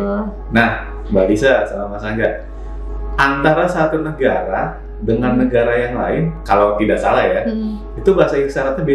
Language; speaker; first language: Indonesian; native; Indonesian